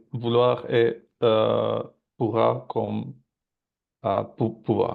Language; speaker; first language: French; non-native, learner; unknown